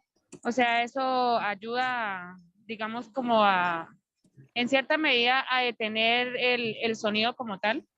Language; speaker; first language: Spanish; native; Spanish